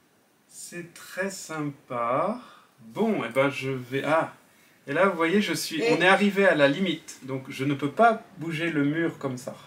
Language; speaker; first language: French; native; French